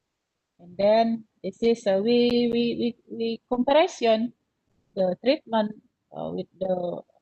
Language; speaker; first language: English; non-native, learner; Indonesian